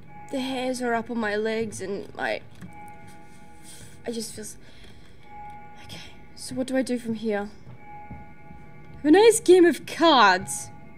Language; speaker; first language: English; native; English